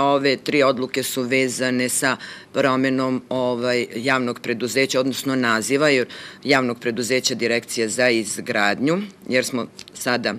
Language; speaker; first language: Serbian; native; Serbian